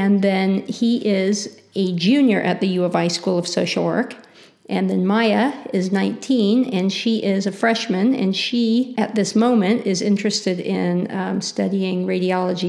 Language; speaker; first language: English; native; English